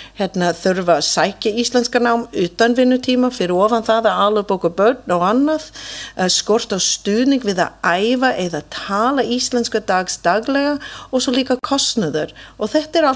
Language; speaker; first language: Icelandic; non-native, fluent; English